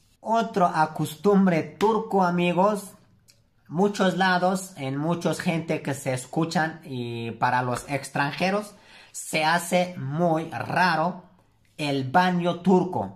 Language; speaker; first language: Spanish; non-native, learner; Turkish